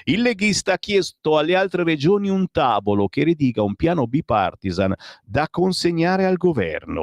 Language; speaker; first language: Italian; native; Italian